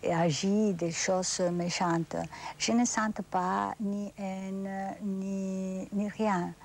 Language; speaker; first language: French; non-native, fluent; Spanish